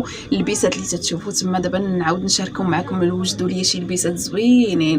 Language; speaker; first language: Arabic; native; Arabic